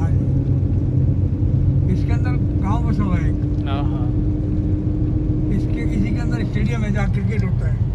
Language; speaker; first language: Hindi; native; Hindi